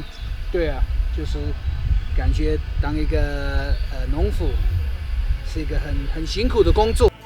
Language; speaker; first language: Chinese; non-native, fluent; English